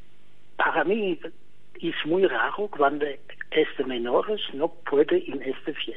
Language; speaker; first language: Spanish; non-native, learner; German